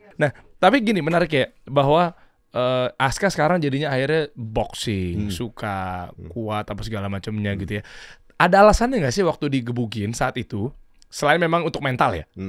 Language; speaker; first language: Indonesian; native; Indonesian